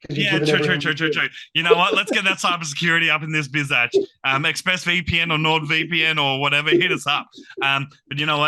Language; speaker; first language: English; native; English